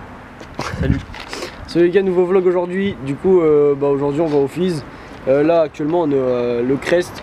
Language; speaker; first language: French; native; French